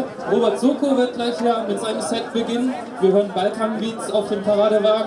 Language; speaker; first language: German; native; German